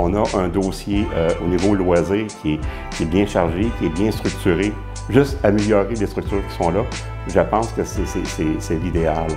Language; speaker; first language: French; native; French